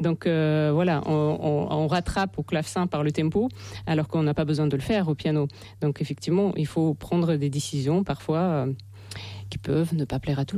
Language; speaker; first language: French; non-native, fluent; Russian